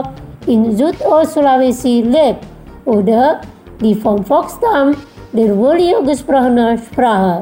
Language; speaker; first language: German; non-native, fluent; Indonesian